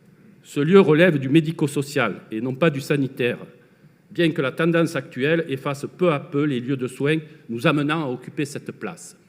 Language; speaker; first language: French; native; French